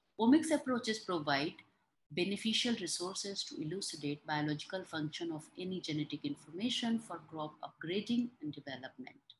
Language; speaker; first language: English; non-native, local second language; Hindi